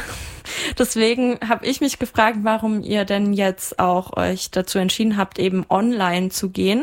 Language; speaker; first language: German; native; German